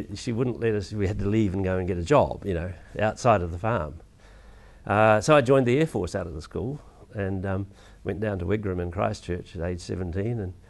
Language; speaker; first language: English; native; English